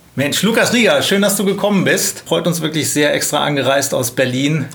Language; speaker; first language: German; native; German